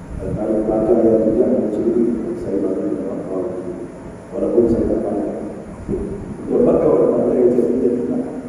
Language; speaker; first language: Malay; native; Malay